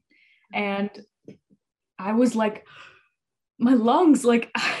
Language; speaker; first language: English; native; English